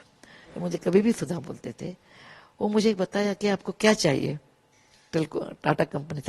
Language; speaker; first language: Hindi; non-native, local second language; Kannada